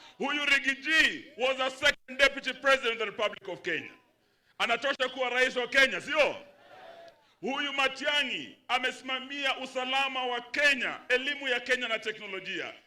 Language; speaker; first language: Swahili; non-native, local second language; Luyia